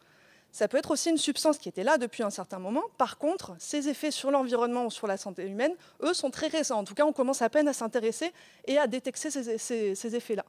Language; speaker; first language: French; native; French